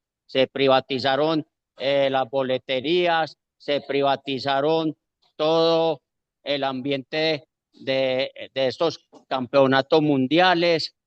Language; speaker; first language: Spanish; native; Spanish